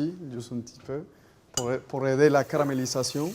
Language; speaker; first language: French; non-native, fluent; Spanish